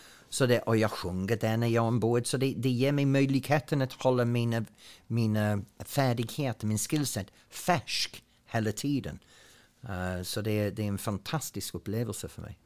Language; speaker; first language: Swedish; non-native, fluent; English